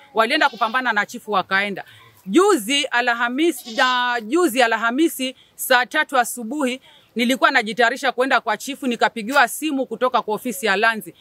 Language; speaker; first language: Swahili; native; Swahili